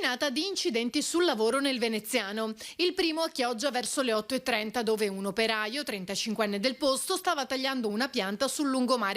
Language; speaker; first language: Italian; native; Italian